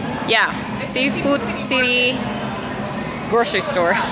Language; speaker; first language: English; non-native, learner; Indonesian